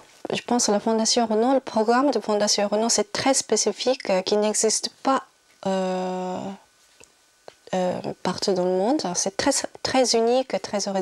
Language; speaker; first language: French; non-native, fluent; Japanese